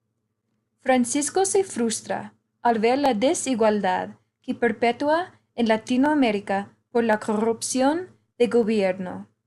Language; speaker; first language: Spanish; non-native, learner; English